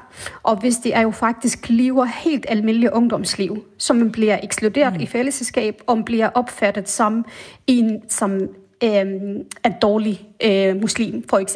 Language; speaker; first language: Danish; non-native, fluent; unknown